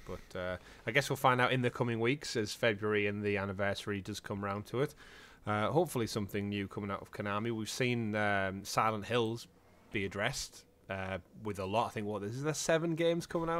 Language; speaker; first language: English; native; English